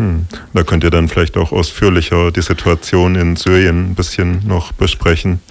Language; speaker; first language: German; native; German